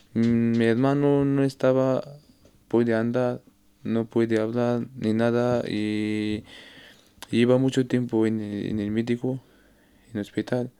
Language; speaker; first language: Spanish; non-native, learner; Arabic